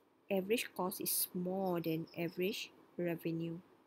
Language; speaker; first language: English; non-native, local second language; Malay